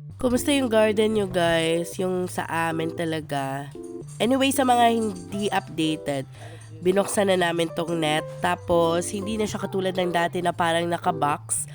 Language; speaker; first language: Filipino; non-native, local second language; Cebuano